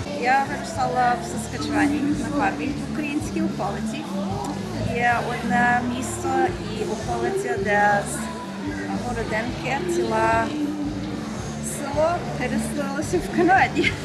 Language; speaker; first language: Ukrainian; early bilingual, heritage; Ukrainian